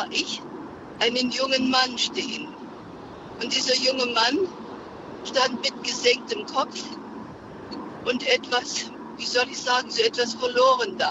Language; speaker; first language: German; native; German